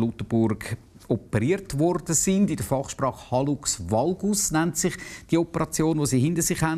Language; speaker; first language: German; native; German